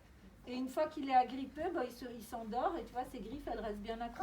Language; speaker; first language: French; native; French